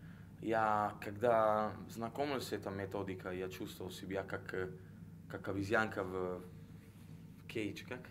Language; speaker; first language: Russian; non-native, learner; Italian